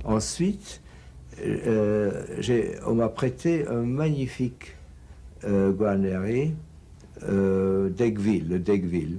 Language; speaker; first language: French; non-native, fluent; English